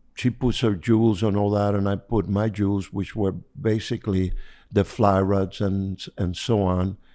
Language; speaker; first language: English; non-native, fluent; Spanish